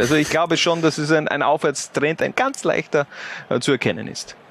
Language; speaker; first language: German; native; German